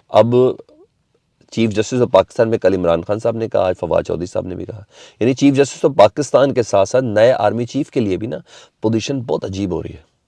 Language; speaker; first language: Urdu; native; Urdu